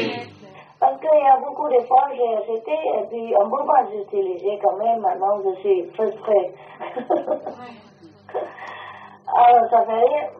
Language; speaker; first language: French; non-native, learner; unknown